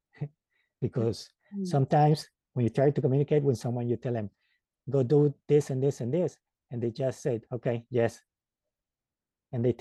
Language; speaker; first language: English; non-native, fluent; Spanish